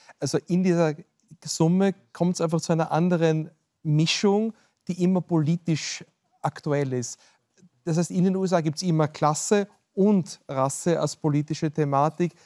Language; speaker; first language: German; native; German